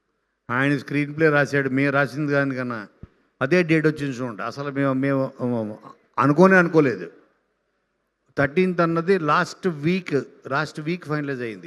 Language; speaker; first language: Telugu; native; Telugu